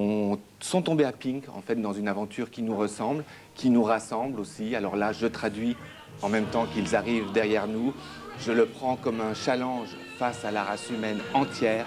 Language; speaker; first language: French; native; French